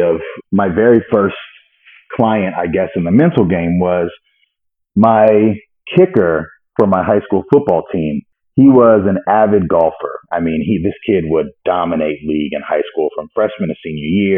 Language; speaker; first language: English; native; English